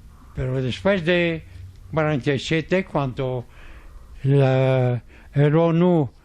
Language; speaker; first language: Spanish; non-native, fluent; Arabic